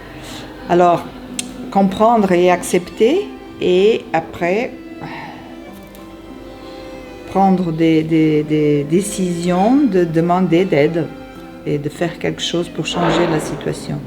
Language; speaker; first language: French; non-native, fluent; Portuguese